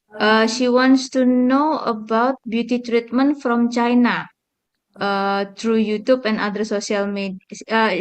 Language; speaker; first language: English; non-native, fluent; Indonesian